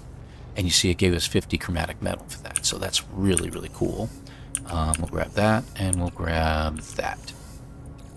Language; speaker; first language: English; native; English